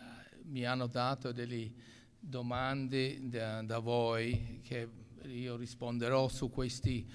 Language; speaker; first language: Italian; non-native, local second language; English